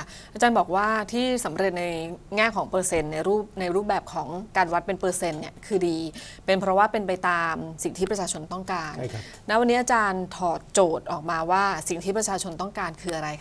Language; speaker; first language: Thai; native; Thai